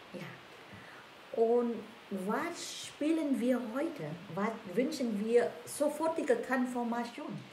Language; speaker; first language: German; non-native, learner; Vietnamese